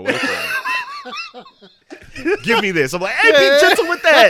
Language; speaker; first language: English; native; English